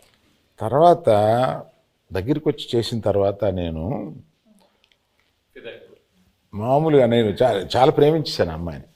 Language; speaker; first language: Telugu; native; Telugu